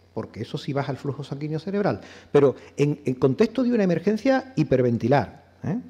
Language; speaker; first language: Spanish; native; Spanish